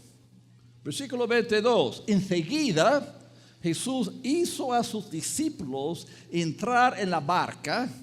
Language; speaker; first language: Spanish; non-native, fluent; English